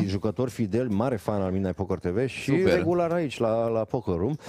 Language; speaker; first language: Romanian; native; Romanian